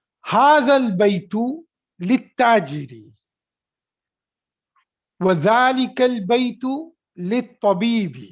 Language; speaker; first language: Arabic; non-native, fluent; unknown